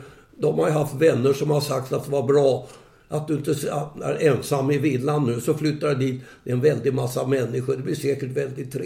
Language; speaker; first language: Swedish; native; Swedish